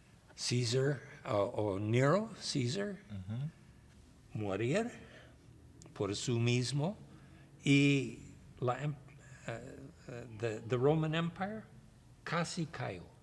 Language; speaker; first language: Spanish; non-native, learner; English